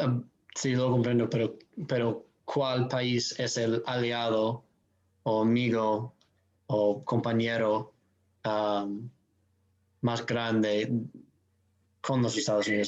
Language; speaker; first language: Spanish; non-native, fluent; English